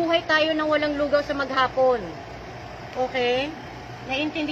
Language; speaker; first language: Filipino; native; Filipino